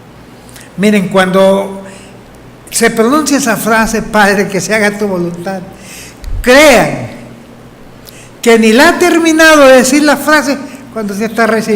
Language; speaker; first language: Spanish; native; Spanish